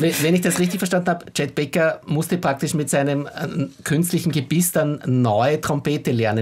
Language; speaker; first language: German; native; German